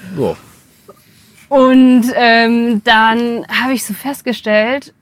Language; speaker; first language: German; native; German